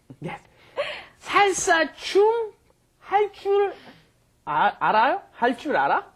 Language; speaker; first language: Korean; non-native, fluent; English